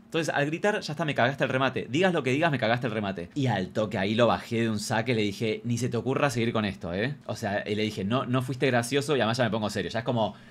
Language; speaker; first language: Spanish; native; Spanish